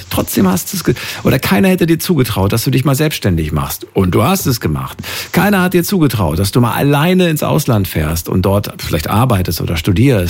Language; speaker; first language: German; native; German